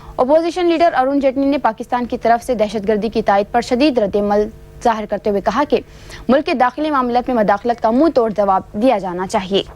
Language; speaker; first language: Urdu; native; Urdu